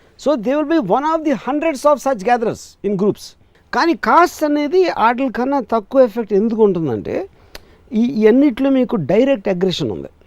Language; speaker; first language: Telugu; native; Telugu